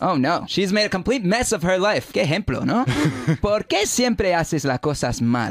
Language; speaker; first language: Spanish; non-native, fluent; English